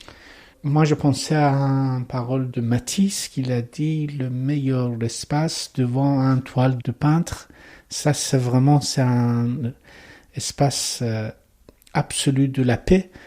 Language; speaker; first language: French; non-native, learner; Persian